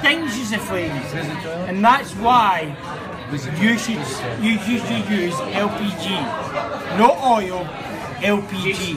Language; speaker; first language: English; native; English